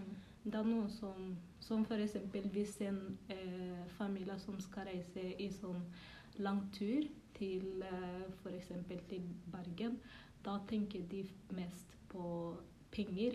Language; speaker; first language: Norwegian; early bilingual, other home language; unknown